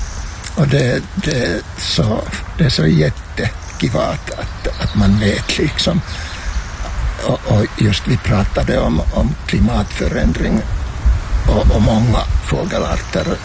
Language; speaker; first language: Swedish; non-native, local second language; Finnish